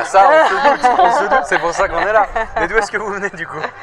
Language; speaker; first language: French; native; French